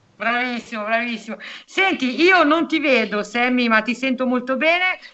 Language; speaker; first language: Italian; native; Italian